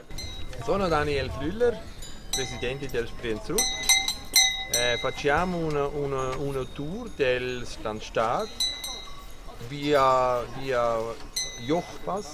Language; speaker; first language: Italian; non-native, learner; German